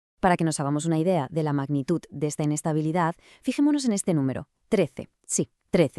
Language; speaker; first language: Spanish; native; Spanish